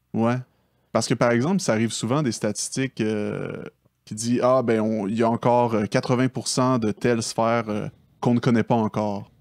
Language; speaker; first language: French; native; French